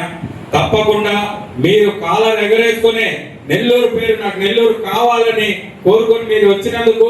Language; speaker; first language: Telugu; native; Telugu